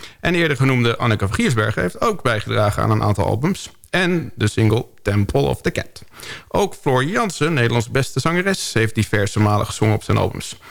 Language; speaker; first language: Dutch; native; Dutch